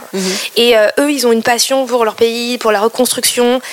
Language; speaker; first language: French; native; French